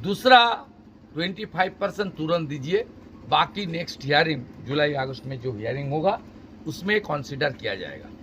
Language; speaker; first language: Hindi; non-native, local second language; Bangla